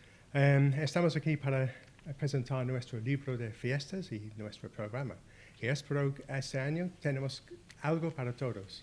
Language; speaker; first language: Spanish; non-native, learner; English